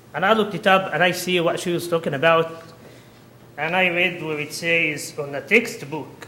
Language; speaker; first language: English; non-native, fluent; Arabic